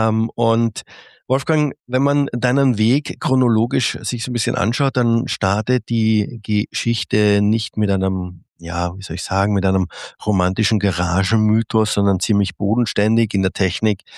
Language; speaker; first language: German; native; German